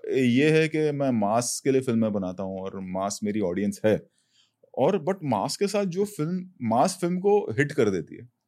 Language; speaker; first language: Hindi; native; Hindi